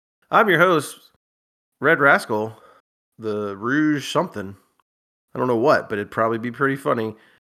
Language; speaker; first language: English; native; English